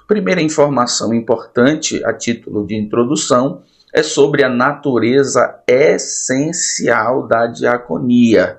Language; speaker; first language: Portuguese; native; Portuguese